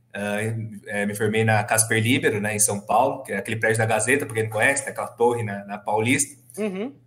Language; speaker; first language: Portuguese; native; Portuguese